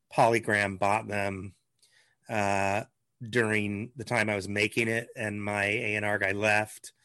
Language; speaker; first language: English; native; English